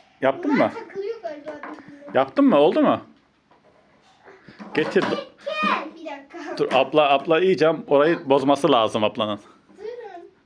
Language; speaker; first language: Turkish; native; Turkish